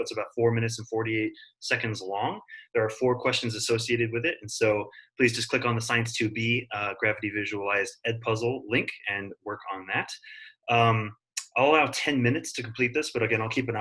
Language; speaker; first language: English; native; English